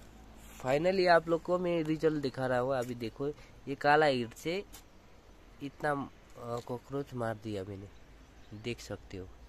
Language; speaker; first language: Hindi; non-native, local second language; Nepali